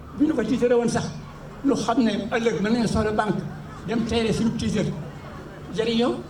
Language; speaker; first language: Wolof; native; Wolof